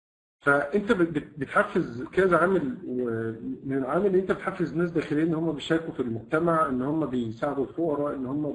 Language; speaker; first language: Arabic; native; Arabic